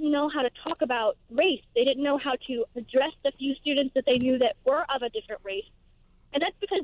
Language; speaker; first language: English; native; English